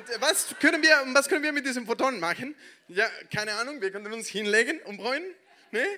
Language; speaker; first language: German; non-native, fluent; Spanish